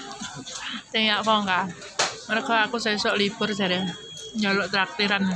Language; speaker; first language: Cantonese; non-native, learner; Javanese